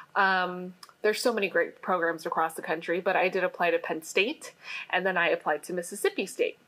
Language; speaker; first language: English; native; English